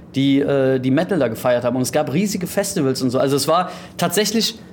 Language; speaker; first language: German; early bilingual, other home language; Greek